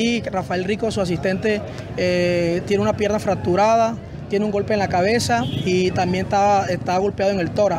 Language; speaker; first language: Spanish; native; Spanish